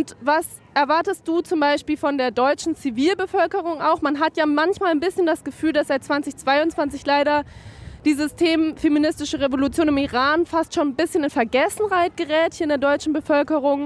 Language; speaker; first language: German; native; German